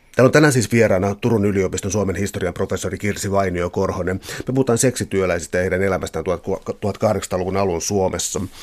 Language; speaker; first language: Finnish; native; Finnish